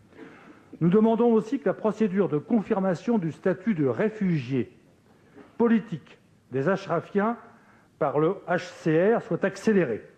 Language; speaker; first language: French; native; French